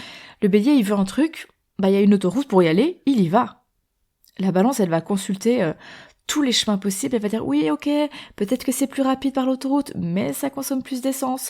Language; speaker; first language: French; native; French